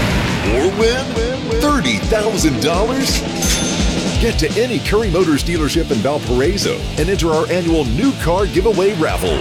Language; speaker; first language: English; native; English